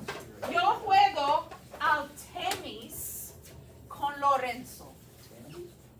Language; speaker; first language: Spanish; non-native, fluent; English